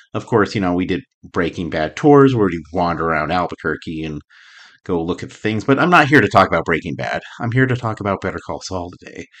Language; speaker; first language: English; native; English